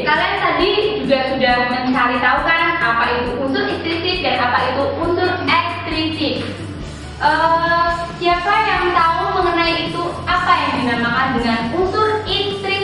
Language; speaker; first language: Indonesian; native; Indonesian